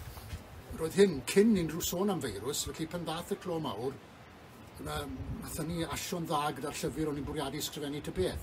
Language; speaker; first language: Welsh; native; Welsh